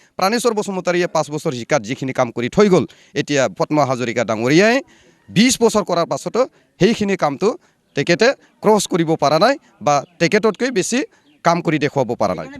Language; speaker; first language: Assamese; non-native, local second language; Bodo